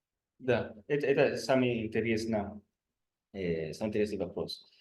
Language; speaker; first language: Russian; non-native, fluent; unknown